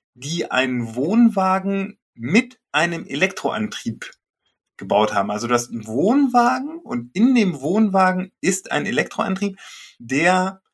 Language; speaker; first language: German; native; German